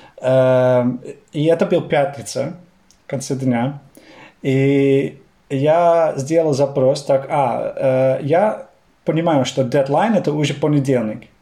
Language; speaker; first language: Russian; non-native, fluent; Dutch